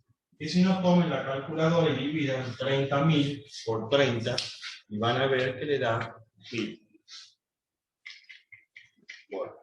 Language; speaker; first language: Spanish; native; Spanish